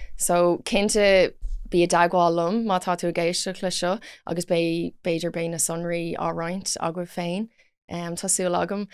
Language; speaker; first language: Irish; non-native, local second language; English